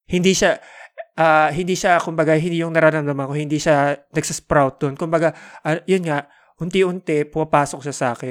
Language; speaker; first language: Filipino; native; Filipino